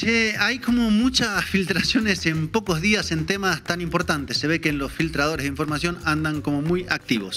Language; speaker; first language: Spanish; native; Spanish